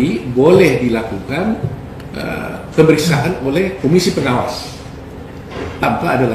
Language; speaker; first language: Indonesian; native; Indonesian